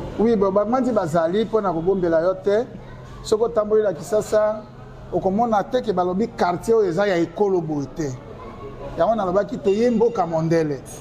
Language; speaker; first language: Lingala; non-native, local second language; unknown